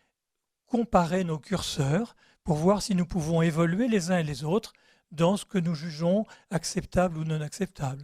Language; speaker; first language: French; native; French